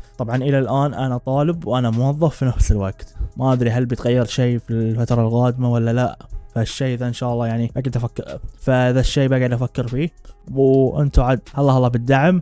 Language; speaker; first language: Arabic; native; Arabic